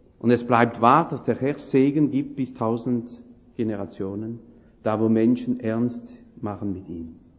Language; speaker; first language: German; non-native, fluent; French